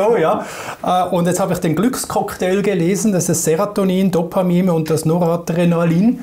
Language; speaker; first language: German; native; German